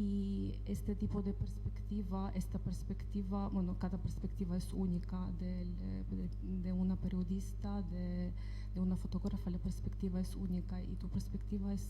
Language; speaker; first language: Spanish; non-native, fluent; Ukrainian